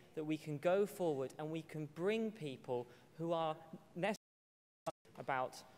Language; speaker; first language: English; native; English